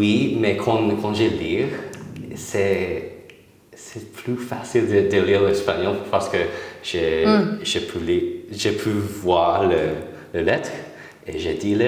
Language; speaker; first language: French; non-native, learner; English